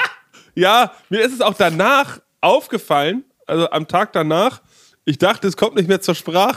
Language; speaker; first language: German; native; German